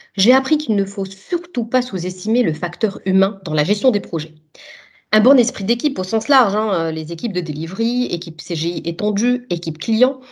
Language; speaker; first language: French; non-native, local second language; Arabic